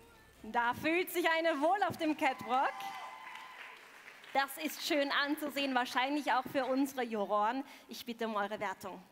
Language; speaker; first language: German; native; German